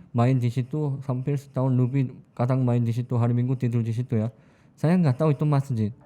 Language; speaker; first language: Indonesian; non-native, fluent; Korean